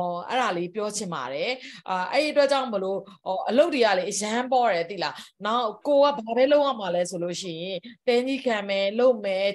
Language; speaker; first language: Burmese; native; Burmese